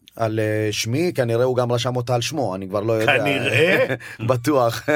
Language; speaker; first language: Hebrew; early bilingual, other home language; Amharic